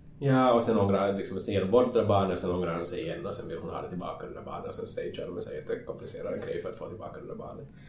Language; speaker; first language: Swedish; native; Swedish